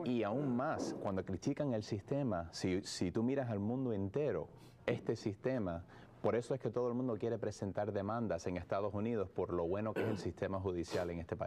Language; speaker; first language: Spanish; early bilingual, heritage; Spanish